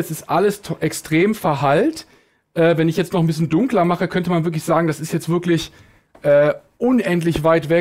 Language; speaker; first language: German; native; German